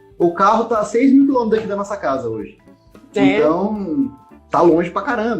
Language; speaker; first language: Portuguese; native; Portuguese